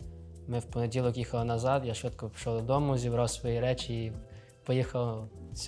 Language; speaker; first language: Ukrainian; early bilingual, other home language; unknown